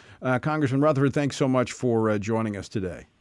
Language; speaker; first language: English; native; English